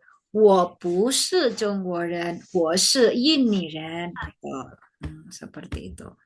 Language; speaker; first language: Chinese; non-native, fluent; Indonesian